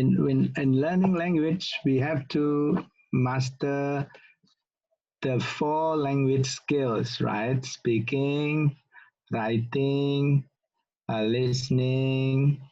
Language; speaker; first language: English; non-native, local second language; Indonesian